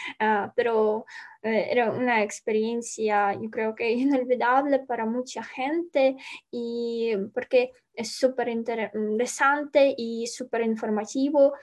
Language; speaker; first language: Spanish; non-native, learner; Ukrainian